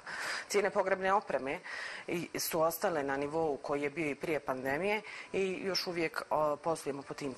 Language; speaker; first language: Croatian; native; Croatian